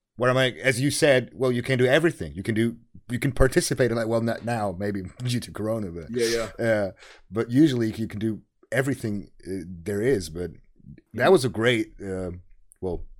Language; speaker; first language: English; non-native, fluent; German